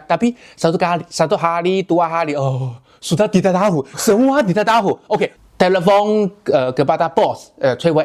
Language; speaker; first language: Indonesian; non-native, learner; Chinese